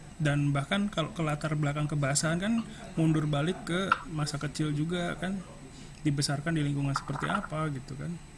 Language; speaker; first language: Indonesian; native; Indonesian